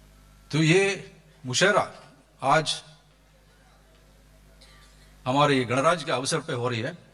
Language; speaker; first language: Hindi; non-native, local second language; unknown